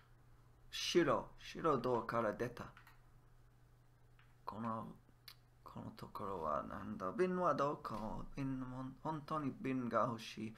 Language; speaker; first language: Japanese; non-native, learner; English